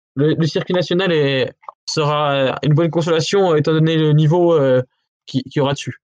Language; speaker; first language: French; native; French